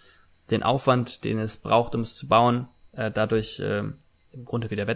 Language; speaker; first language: German; native; German